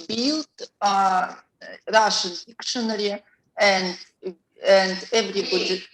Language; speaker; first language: English; non-native, learner; Russian